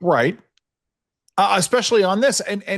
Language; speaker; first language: English; native; English